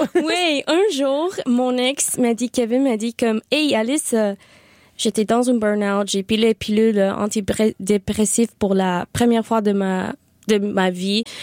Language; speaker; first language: French; non-native, local second language; English